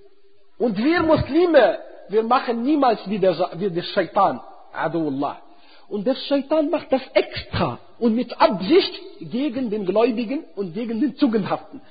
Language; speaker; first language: German; non-native, fluent; Arabic